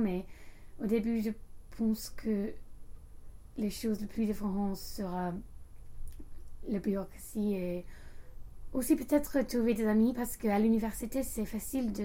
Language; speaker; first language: French; non-native, learner; English